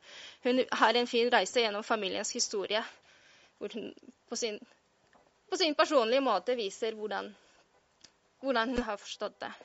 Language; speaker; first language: Norwegian; non-native, fluent; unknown